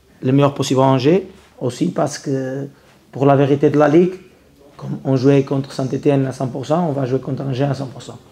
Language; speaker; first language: French; non-native, learner; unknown